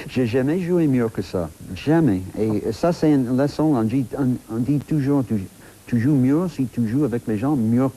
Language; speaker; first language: French; non-native, fluent; English